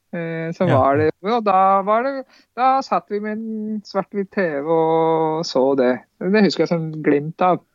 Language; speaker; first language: Norwegian; early bilingual, other home language; Punjabi